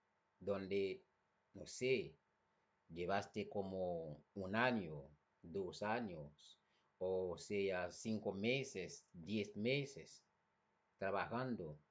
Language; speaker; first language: Spanish; non-native, fluent; Haitian Creole